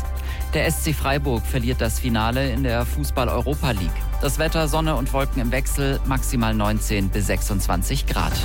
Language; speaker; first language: German; native; German